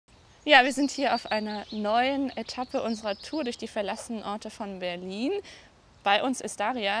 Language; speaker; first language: German; native; German